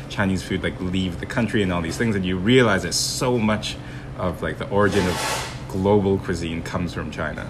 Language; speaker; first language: English; non-native, local second language; Cantonese